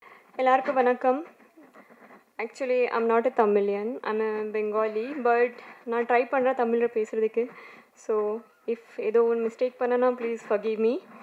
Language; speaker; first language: Tamil; non-native, learner; Bangla